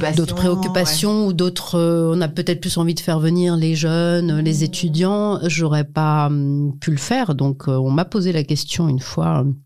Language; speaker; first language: French; native; French